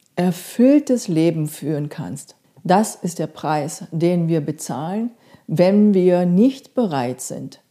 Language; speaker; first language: German; non-native, fluent; Korean